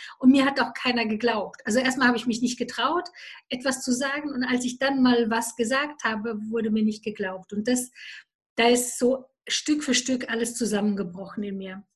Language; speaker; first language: German; native; German